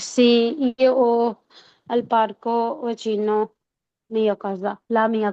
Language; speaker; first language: Italian; non-native, learner; Urdu